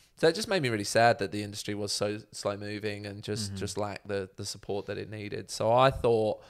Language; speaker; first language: English; native; English